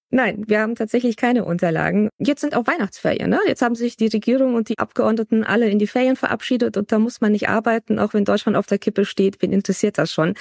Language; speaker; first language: German; early bilingual, other home language; Romanian